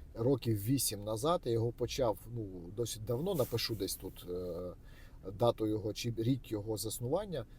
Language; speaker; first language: Ukrainian; native; Ukrainian